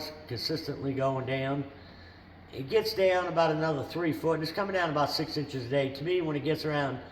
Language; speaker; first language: English; native; English